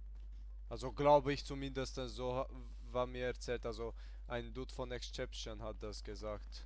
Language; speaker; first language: German; early bilingual, other home language; Hungarian